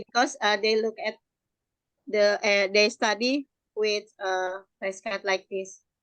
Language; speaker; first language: English; non-native, learner; Indonesian